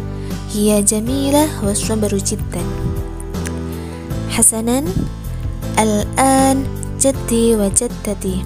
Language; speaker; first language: Arabic; non-native, learner; Indonesian